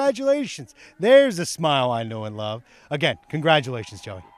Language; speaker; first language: English; native; English